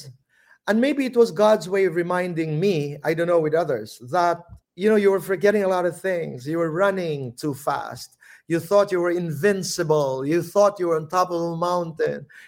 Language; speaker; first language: English; non-native, local second language; Filipino